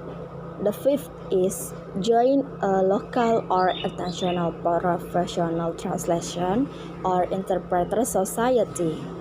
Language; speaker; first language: English; non-native, learner; Indonesian